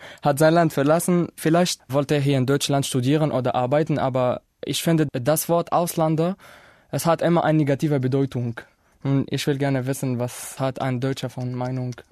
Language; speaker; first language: German; non-native, fluent; Arabic